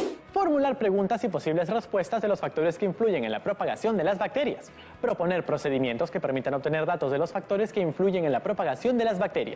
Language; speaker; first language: Spanish; native; Spanish